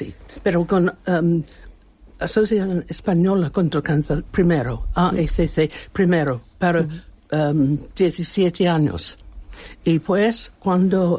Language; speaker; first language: Spanish; non-native, learner; English